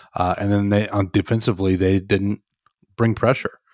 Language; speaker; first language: English; native; English